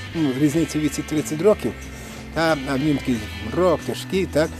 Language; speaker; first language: Ukrainian; native; Ukrainian